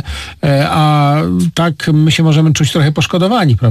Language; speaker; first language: Polish; native; Polish